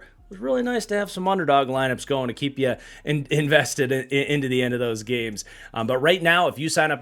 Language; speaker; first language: English; native; English